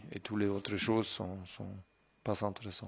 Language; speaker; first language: French; non-native, fluent; German